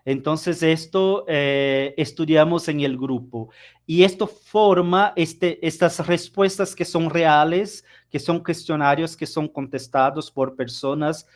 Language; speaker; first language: Spanish; non-native, fluent; Portuguese